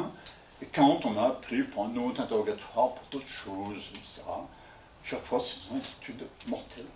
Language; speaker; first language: French; native; French